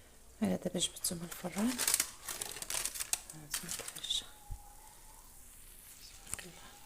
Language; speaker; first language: Arabic; native; Arabic